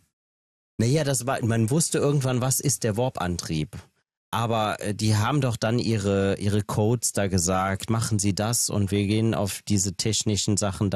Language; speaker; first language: German; native; German